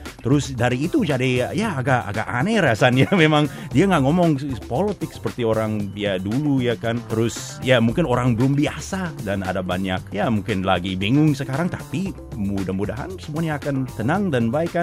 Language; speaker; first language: Indonesian; non-native, fluent; English